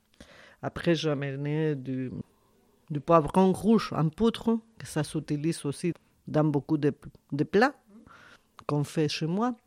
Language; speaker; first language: French; non-native, fluent; Spanish